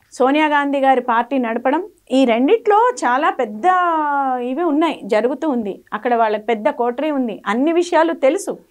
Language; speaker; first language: Telugu; native; Telugu